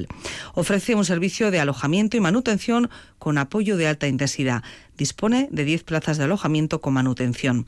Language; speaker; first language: Spanish; native; Spanish